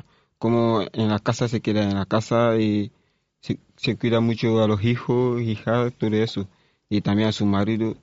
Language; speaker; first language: Spanish; non-native, learner; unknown